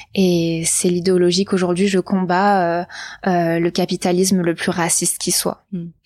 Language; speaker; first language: French; native; French